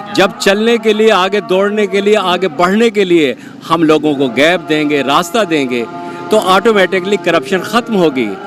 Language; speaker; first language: Urdu; non-native, local second language; Pashto